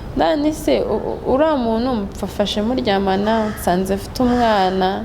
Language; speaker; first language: Kinyarwanda; native; Kinyarwanda